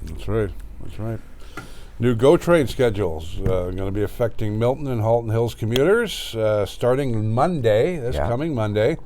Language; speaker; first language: English; native; English